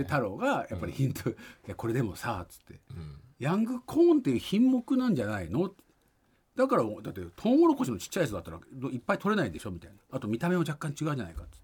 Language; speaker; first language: Japanese; native; Japanese